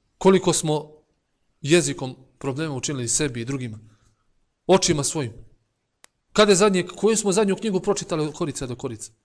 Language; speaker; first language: Bosnian; native; Bosnian